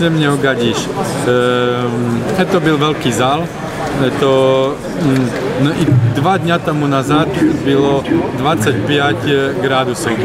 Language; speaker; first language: Russian; non-native, learner; Slovak